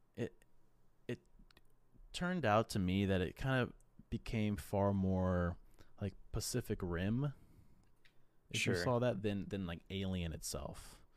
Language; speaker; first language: English; native; English